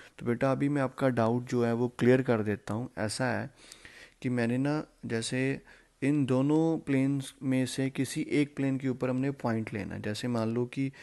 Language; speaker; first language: Hindi; non-native, local second language; Punjabi